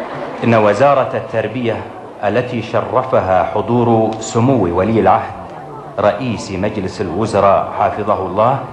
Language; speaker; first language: Arabic; native; Arabic